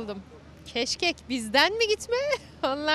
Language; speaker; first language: Turkish; native; Turkish